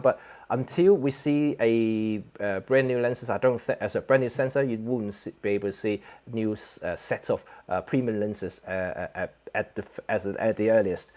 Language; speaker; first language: English; non-native, local second language; Cantonese